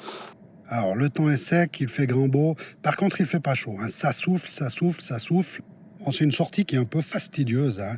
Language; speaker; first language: French; native; French